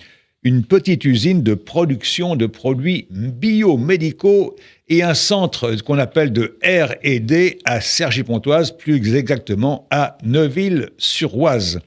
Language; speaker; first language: French; native; French